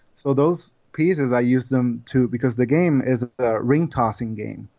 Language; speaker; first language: English; non-native, fluent; Spanish